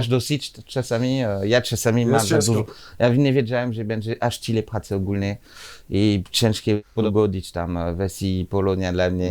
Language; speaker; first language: Polish; non-native, learner; French